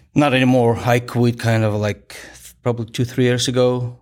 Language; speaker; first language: English; non-native, fluent; Ukrainian